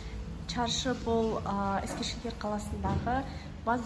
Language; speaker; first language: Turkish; non-native, learner; Kazakh